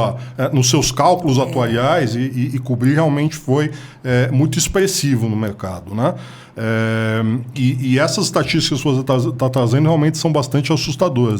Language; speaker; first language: Portuguese; native; Portuguese